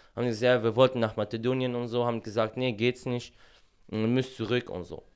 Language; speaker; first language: German; non-native, fluent; Arabic